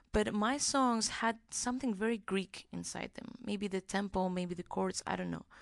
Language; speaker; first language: English; non-native, fluent; Greek